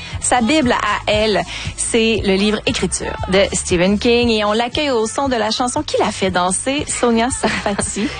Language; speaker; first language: French; native; French